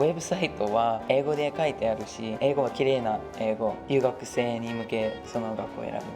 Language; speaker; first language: Japanese; non-native, learner; English